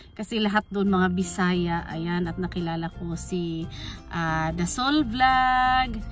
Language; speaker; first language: Filipino; non-native, local second language; Cebuano